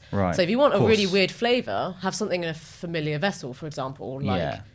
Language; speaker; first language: English; native; English